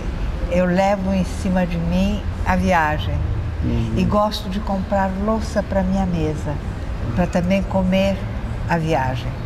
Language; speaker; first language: Portuguese; early bilingual, other home language; Italian